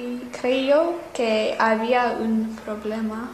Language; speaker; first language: Spanish; non-native, learner; English